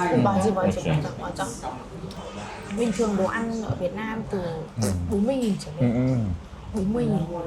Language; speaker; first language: Korean; non-native, learner; Vietnamese